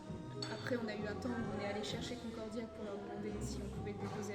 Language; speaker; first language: French; native; French